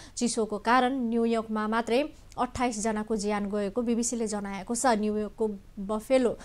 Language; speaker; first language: Nepali; non-native, local second language; Maithili